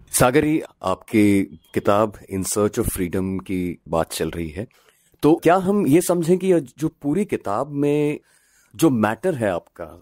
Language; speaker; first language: Hindi; native; Hindi